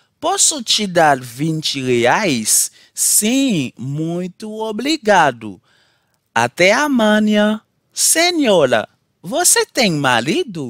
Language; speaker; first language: Portuguese; non-native, learner; Haitian Creole